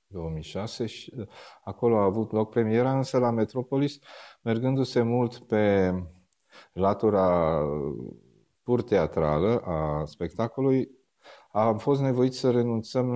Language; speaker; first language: Romanian; native; Romanian